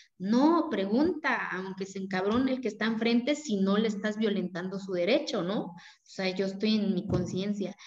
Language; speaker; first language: Spanish; non-native, local second language; Zapotec